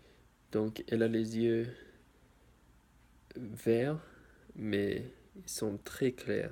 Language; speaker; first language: French; non-native, learner; English